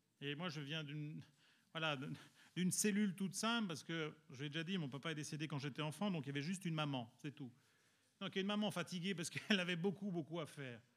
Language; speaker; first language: French; early bilingual, other home language; Italian